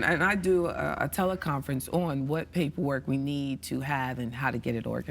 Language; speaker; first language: English; native; English